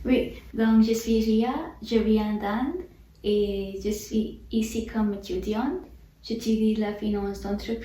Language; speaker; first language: French; non-native, learner; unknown